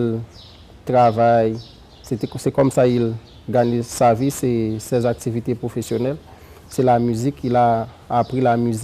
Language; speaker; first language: French; non-native, local second language; Haitian Creole